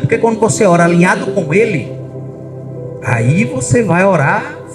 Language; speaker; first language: Portuguese; native; Portuguese